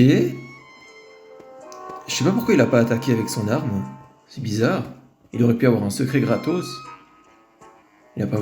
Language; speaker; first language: French; native; French